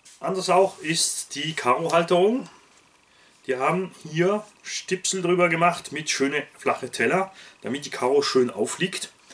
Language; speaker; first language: German; non-native, local second language; French